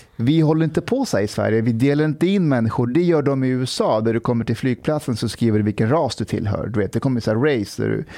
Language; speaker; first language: Swedish; early bilingual, other home language; Persian